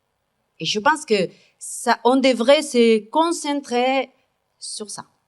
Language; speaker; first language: French; non-native, fluent; Spanish